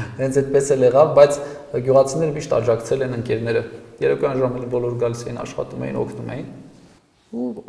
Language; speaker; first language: Armenian; native; Armenian